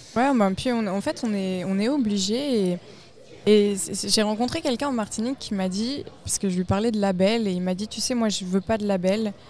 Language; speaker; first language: French; native; French